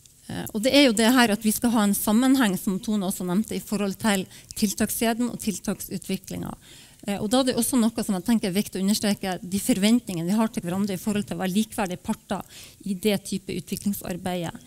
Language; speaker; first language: Norwegian; native; Norwegian